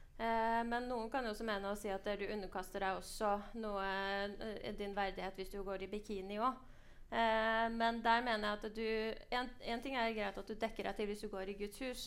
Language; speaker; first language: Norwegian; early bilingual, other home language; Persian